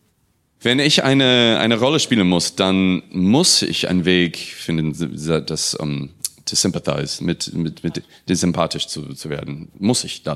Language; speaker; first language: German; non-native, fluent; English